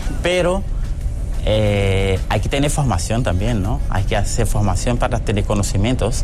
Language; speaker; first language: Spanish; early bilingual, heritage; Portuguese